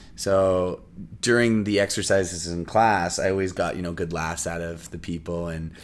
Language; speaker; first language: English; native; English